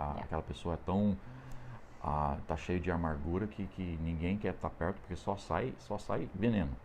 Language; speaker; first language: Portuguese; non-native, fluent; English